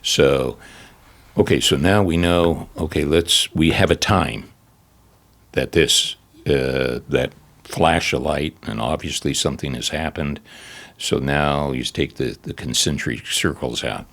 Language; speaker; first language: English; native; English